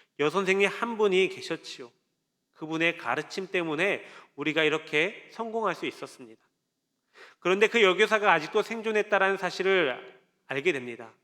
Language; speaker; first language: Korean; native; Korean